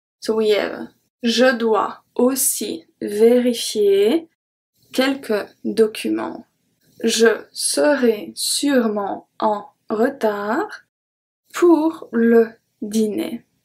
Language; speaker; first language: French; native; French